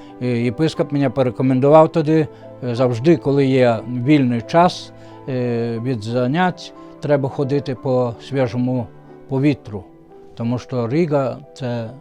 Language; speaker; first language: Ukrainian; non-native, fluent; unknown